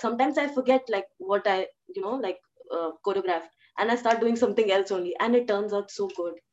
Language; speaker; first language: Hindi; early bilingual, other home language; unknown